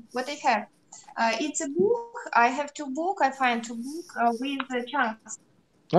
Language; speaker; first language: English; non-native, learner; Russian